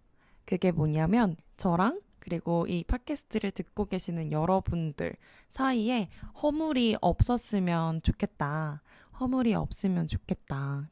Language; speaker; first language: Korean; native; Korean